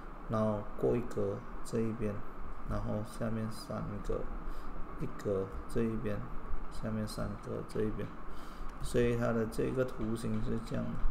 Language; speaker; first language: Chinese; native; Chinese